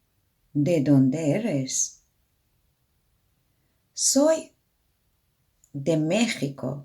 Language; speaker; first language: Spanish; non-native, learner; Persian